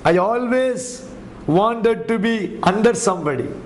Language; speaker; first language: English; non-native, local second language; Tamil